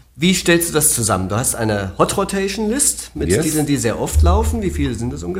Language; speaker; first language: German; native; German